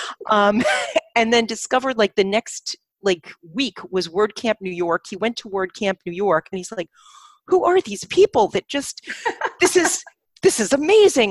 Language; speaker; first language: English; native; English